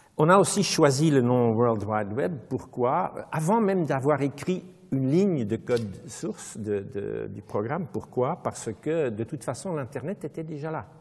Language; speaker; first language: French; non-native, local second language; Dutch